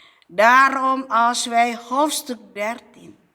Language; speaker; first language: Dutch; non-native, fluent; Indonesian